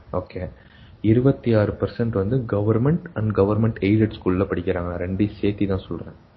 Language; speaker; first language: Tamil; native; Tamil